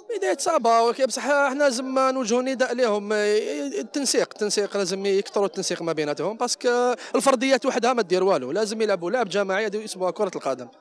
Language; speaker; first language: Arabic; native; Arabic